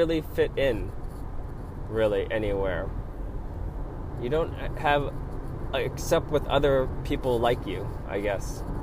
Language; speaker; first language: English; native; English